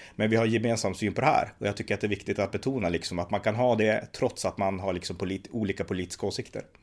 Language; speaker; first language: Swedish; native; Swedish